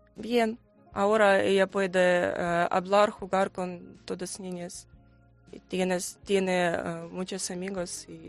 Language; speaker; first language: Spanish; non-native, learner; Ukrainian